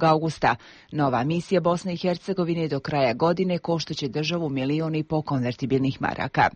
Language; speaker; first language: Croatian; native; Croatian